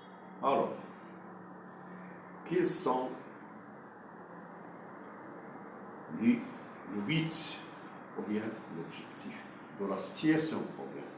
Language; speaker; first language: French; non-native, local second language; Arabic